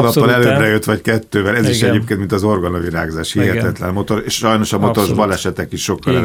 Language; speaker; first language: Hungarian; native; Hungarian